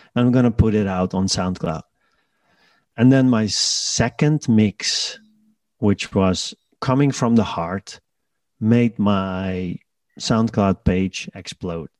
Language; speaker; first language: English; non-native, fluent; Dutch